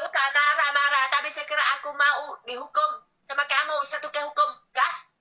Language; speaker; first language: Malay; non-native, learner; Vietnamese